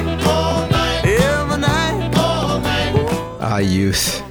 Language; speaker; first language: English; native; English